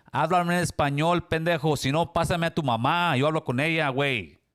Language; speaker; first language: Spanish; early bilingual, other home language; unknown